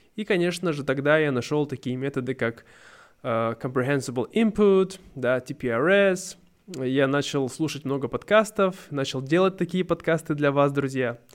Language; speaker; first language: Russian; native; Russian